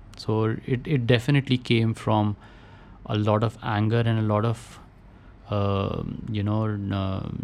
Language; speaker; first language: English; non-native, local second language; Hindi